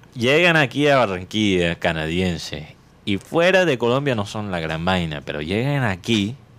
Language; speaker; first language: Spanish; native; Spanish